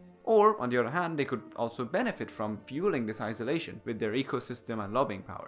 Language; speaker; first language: English; non-native, fluent; Persian